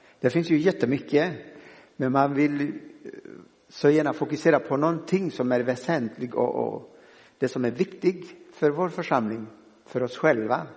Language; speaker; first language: Swedish; non-native, fluent; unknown